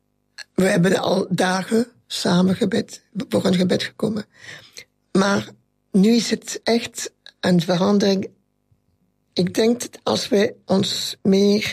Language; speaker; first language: Dutch; non-native, learner; French